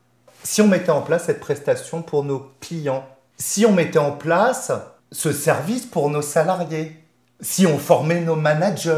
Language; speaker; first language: French; native; French